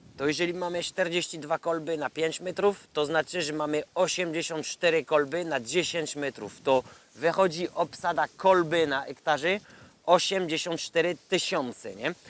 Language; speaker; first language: Polish; non-native, learner; French